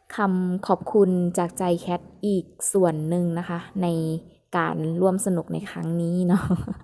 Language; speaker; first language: Thai; native; Thai